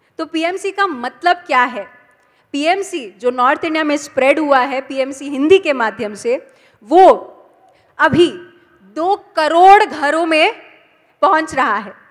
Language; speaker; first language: Hindi; non-native, local second language; Telugu